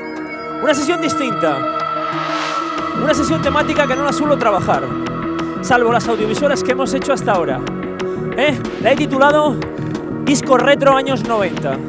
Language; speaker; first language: Spanish; native; Spanish